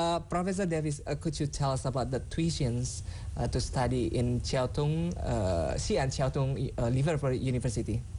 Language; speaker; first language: English; non-native, learner; Indonesian